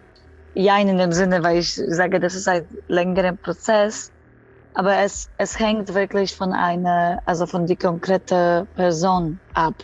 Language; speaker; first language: German; non-native, fluent; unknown